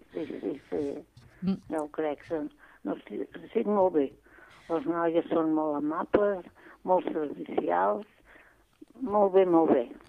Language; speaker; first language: Catalan; native; Catalan